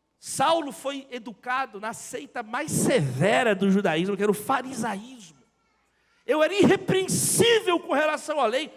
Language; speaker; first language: Portuguese; native; Portuguese